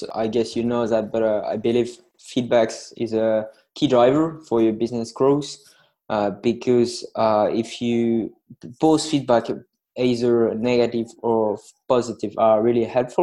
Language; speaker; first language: English; non-native, fluent; French